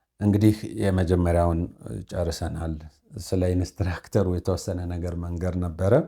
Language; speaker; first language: Amharic; non-native, local second language; Sebat Bet Gurage